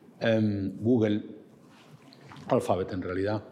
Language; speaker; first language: Spanish; native; Spanish